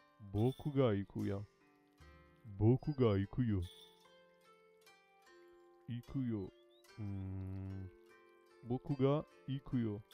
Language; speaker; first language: Japanese; non-native, learner; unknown